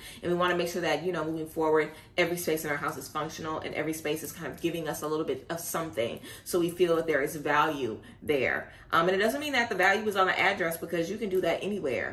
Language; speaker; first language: English; native; English